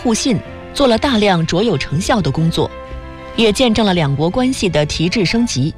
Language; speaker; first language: Chinese; native; Chinese